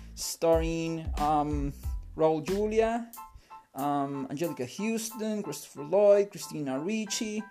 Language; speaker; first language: English; non-native, fluent; Spanish